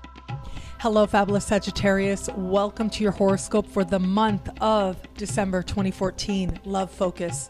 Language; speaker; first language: English; native; English